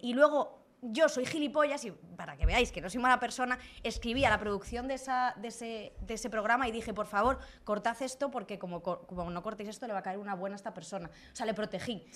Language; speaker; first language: Spanish; native; Spanish